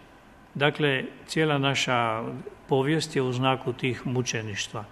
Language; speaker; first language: Croatian; native; Croatian